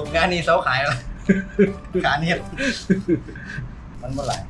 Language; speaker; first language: Thai; native; Thai